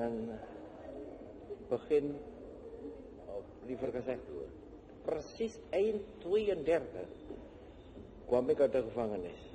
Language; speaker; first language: Dutch; non-native, fluent; Indonesian